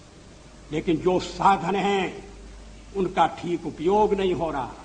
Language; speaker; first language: Hindi; native; Hindi